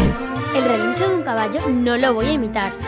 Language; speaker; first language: Spanish; native; Spanish